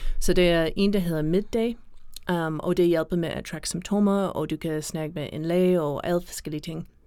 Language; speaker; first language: Danish; non-native, fluent; English